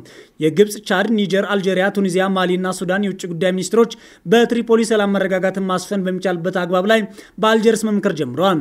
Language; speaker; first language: Amharic; native; Amharic